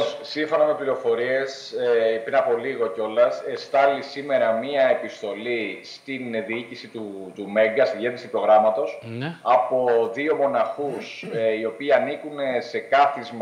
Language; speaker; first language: Greek; native; Greek